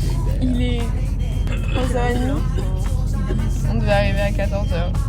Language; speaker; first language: French; native; French